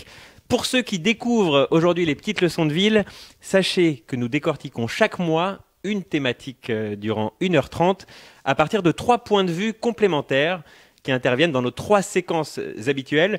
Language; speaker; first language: French; native; French